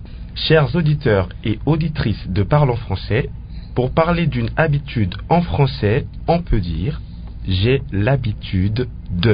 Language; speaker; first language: French; non-native, local second language; Lingala